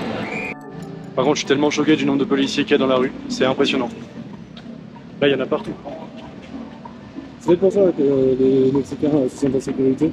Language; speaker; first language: French; native; French